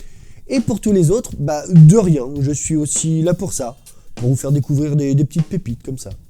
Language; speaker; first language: French; native; French